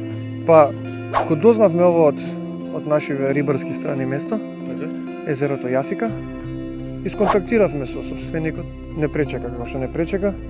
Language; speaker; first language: Macedonian; native; Macedonian